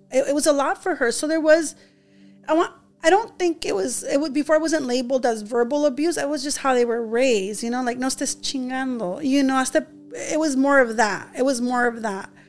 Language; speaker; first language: English; early bilingual, other home language; Spanish